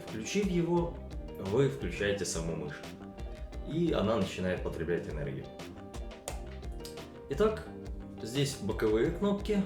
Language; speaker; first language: Russian; non-native, local second language; Ukrainian